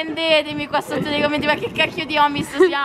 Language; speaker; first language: Italian; native; Italian